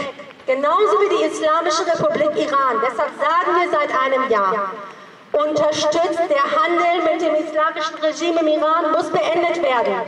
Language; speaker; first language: German; early bilingual, other home language; Persian